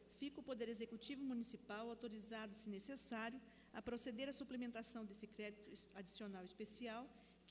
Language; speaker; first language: Portuguese; native; Portuguese